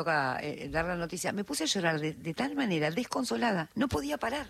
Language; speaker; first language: Spanish; native; Spanish